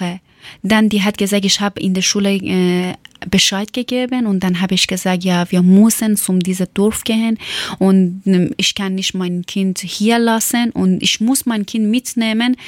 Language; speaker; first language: German; non-native, learner; Persian